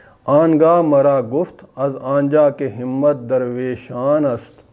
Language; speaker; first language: Persian; non-native, fluent; Urdu